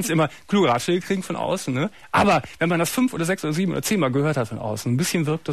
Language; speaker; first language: German; native; German